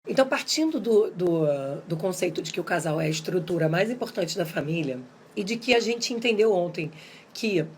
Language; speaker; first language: Portuguese; native; Portuguese